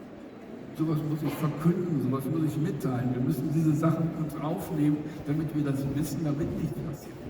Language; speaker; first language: German; native; German